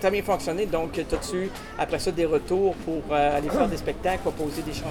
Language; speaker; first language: French; native; French